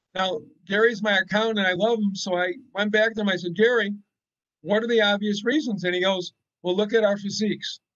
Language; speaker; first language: English; native; English